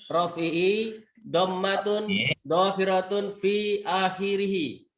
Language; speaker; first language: Arabic; non-native, learner; Indonesian